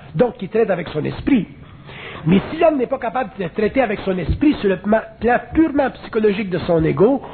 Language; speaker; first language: French; native; French